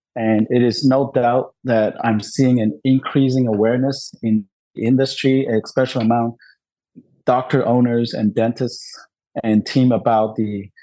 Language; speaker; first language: English; non-native, local second language; Cantonese